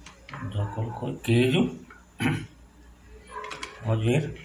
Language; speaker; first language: Portuguese; non-native, learner; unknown